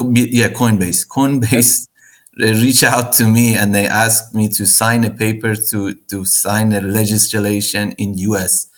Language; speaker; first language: English; non-native, fluent; Persian